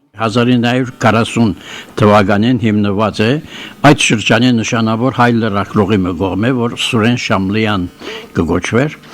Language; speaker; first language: Armenian; native; Armenian